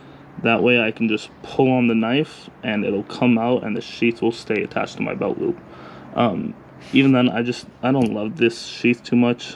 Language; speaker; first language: English; native; English